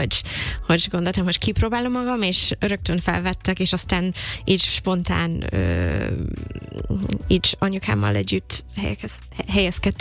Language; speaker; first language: Hungarian; non-native, fluent; English